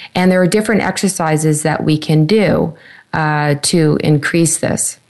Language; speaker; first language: English; native; English